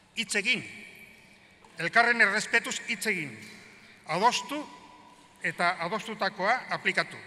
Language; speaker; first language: Basque; native; Basque